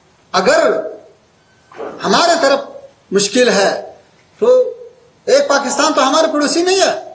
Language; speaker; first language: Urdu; non-native, fluent; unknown